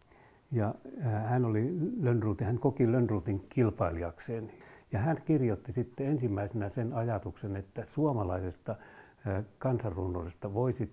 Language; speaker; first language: Finnish; native; Finnish